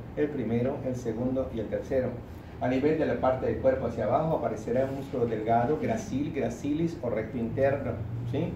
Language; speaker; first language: Spanish; native; Spanish